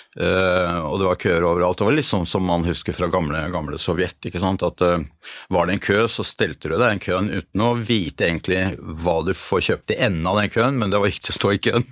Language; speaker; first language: Norwegian; early bilingual, other home language; Hungarian